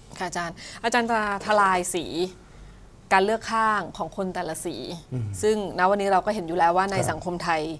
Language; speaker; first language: Thai; native; Thai